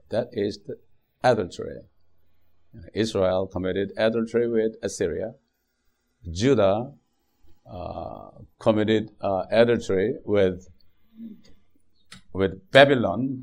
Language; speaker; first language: English; non-native, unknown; Korean